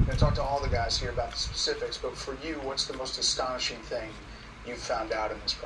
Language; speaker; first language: English; native; English